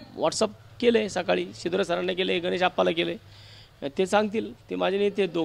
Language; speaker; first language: Marathi; native; Marathi